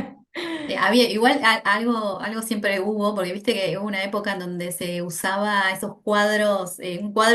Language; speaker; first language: Spanish; native; Spanish